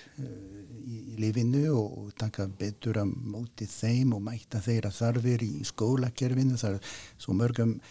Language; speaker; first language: Icelandic; non-native, fluent; French